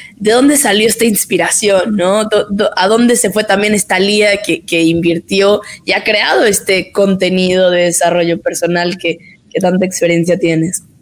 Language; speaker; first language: Spanish; native; Spanish